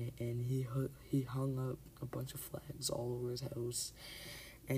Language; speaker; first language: English; native; English